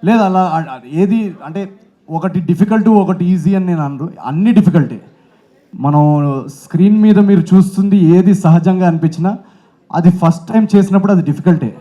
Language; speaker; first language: Telugu; native; Telugu